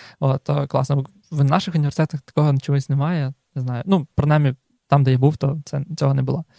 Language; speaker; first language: Ukrainian; native; Ukrainian